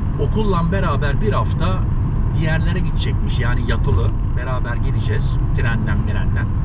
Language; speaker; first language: Turkish; native; Turkish